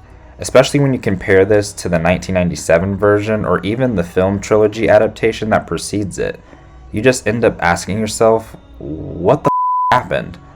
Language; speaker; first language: English; native; English